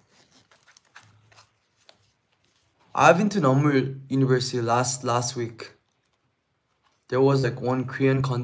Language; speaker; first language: English; non-native, learner; Korean